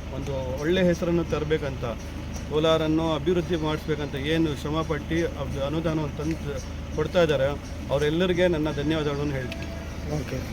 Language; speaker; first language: Kannada; non-native, local second language; Urdu